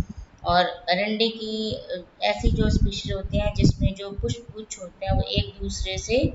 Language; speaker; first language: Hindi; native; Hindi